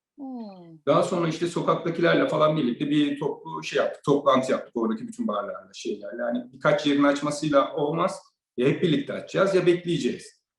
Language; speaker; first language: Turkish; native; Turkish